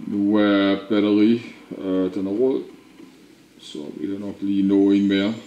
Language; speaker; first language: Danish; native; Danish